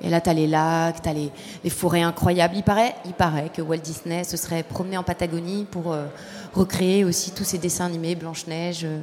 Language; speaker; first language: French; early bilingual, other home language; Spanish